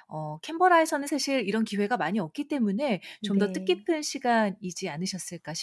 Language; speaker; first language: Korean; native; Korean